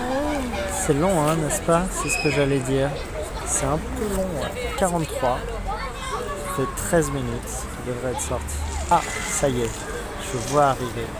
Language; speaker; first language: French; native; French